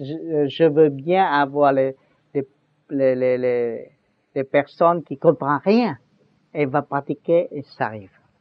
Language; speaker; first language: French; non-native, learner; Vietnamese